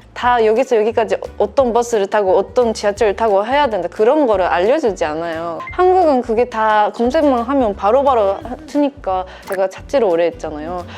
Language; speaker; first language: Korean; non-native, fluent; Japanese